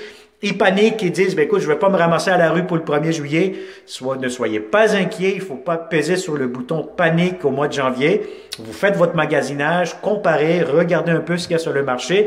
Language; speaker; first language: French; native; French